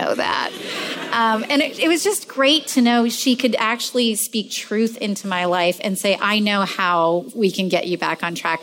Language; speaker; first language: English; native; English